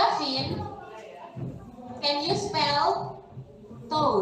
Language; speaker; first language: English; non-native, fluent; Indonesian